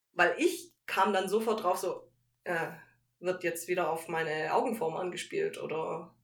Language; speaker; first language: German; native; German